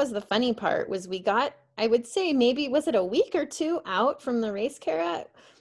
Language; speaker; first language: English; native; English